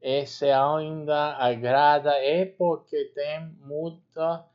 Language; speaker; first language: Portuguese; non-native, learner; English